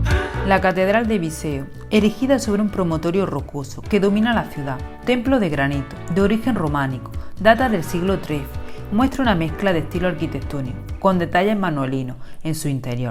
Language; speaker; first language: Spanish; native; Spanish